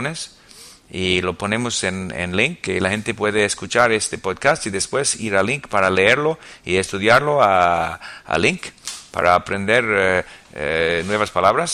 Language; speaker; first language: Spanish; non-native, fluent; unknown